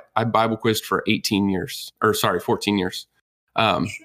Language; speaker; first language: English; native; English